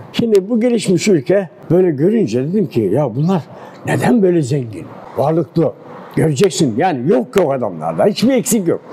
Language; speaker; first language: Turkish; native; Turkish